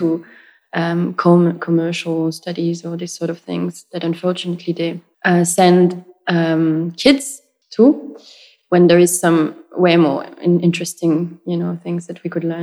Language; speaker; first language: English; non-native, fluent; French